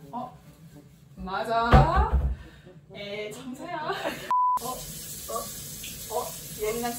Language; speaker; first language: Korean; non-native, learner; French